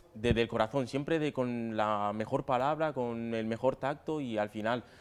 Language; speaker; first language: Spanish; native; Spanish